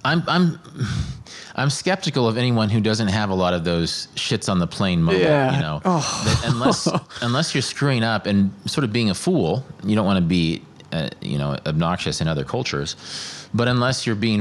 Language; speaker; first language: English; native; English